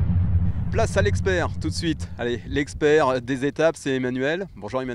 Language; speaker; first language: French; native; French